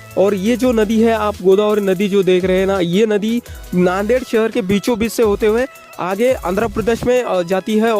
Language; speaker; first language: Hindi; non-native, local second language; Marathi